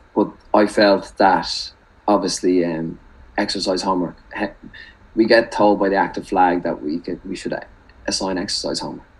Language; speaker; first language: English; native; English